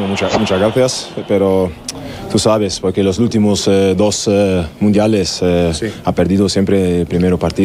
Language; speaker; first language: Spanish; non-native, learner; German